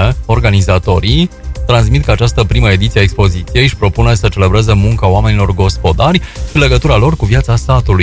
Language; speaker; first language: Romanian; native; Romanian